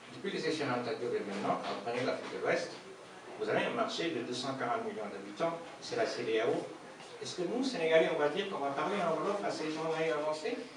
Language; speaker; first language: French; non-native, local second language; Soninke